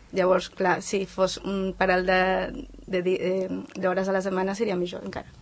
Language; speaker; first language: Catalan; non-native, fluent; Spanish